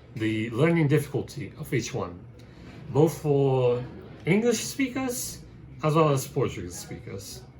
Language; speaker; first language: English; non-native, fluent; Portuguese